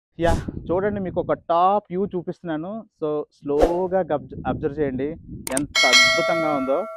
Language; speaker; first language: Telugu; native; Telugu